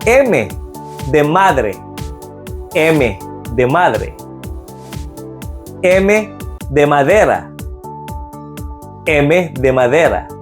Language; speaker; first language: Spanish; non-native, fluent; Filipino